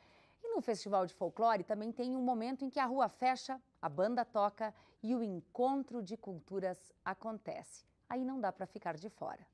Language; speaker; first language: Portuguese; native; Portuguese